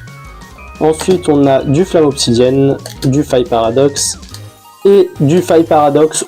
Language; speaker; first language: French; native; French